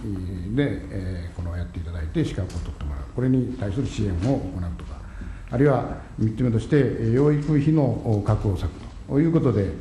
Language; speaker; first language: Japanese; native; Japanese